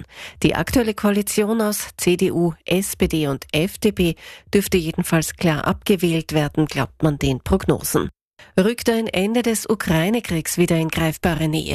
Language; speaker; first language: German; native; German